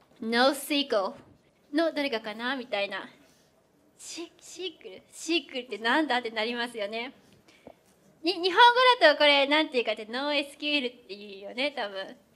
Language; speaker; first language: Japanese; native; Japanese